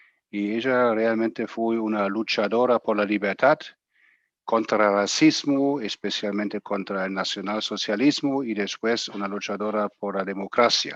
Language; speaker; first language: Spanish; non-native, fluent; German